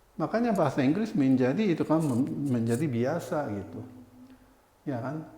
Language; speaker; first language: Indonesian; non-native, fluent; Japanese